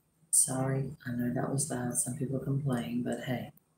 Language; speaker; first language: English; early bilingual, other home language; Spanish